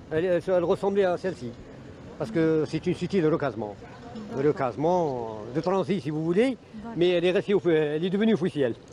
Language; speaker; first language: French; non-native, local second language; Arabic